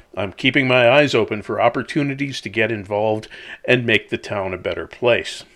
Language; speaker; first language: English; native; English